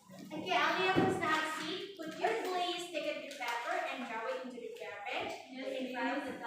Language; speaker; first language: English; non-native, learner; Indonesian